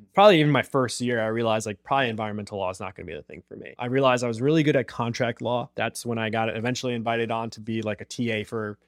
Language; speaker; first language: English; native; English